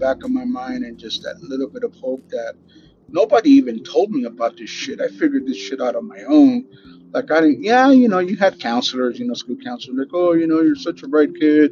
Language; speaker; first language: English; native; English